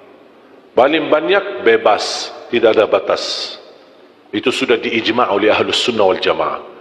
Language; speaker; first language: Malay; non-native, fluent; Arabic